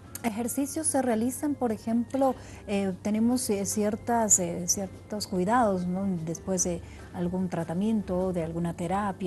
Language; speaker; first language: Spanish; native; Spanish